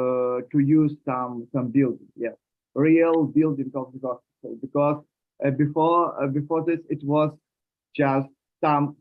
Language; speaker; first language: English; non-native, learner; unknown